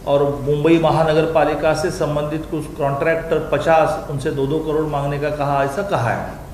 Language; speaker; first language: Hindi; non-native, local second language; Marathi